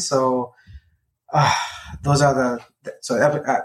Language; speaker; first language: English; non-native, local second language; Nepali